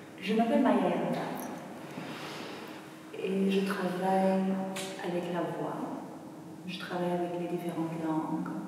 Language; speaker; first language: French; non-native, fluent; Polish